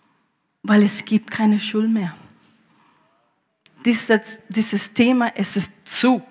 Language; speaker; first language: German; early bilingual, heritage; German